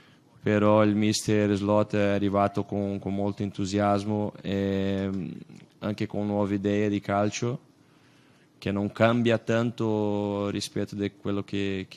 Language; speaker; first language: Italian; non-native, fluent; Portuguese